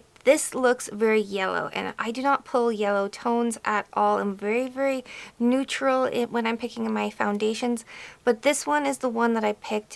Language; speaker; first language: English; native; English